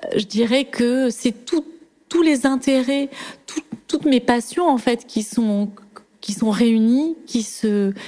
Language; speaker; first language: French; native; French